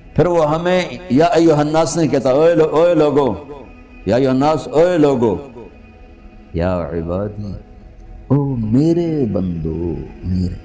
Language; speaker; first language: Urdu; non-native, local second language; Punjabi